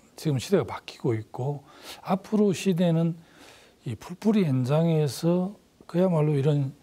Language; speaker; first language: Korean; native; Korean